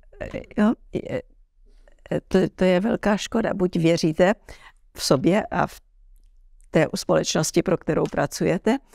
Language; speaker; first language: Czech; early bilingual, heritage; Czech